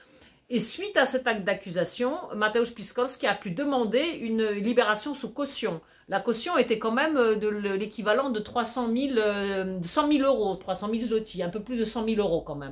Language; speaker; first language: French; early bilingual, other home language; Polish